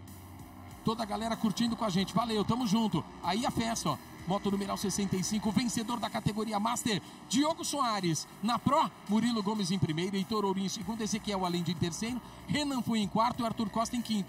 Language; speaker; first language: Portuguese; native; Portuguese